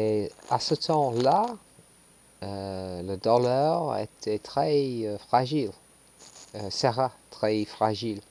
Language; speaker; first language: French; non-native, learner; English